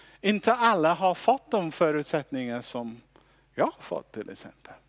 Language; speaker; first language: Swedish; non-native, fluent; English